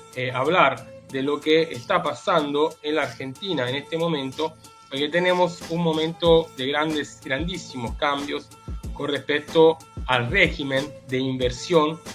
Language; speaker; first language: Spanish; native; Spanish